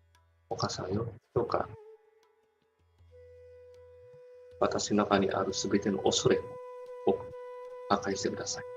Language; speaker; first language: Japanese; non-native, fluent; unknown